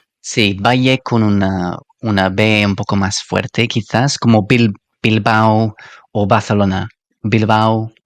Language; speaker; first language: Spanish; non-native, fluent; English